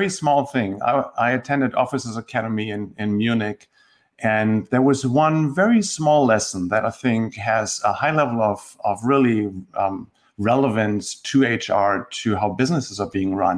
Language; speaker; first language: English; non-native, fluent; German